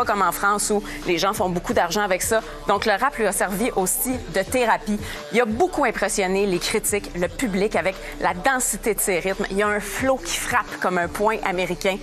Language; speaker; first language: French; native; French